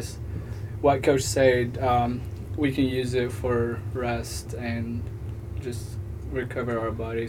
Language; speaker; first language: English; non-native, fluent; Tigrinya